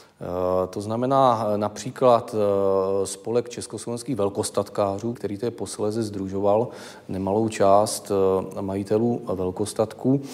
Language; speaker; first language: Czech; native; Czech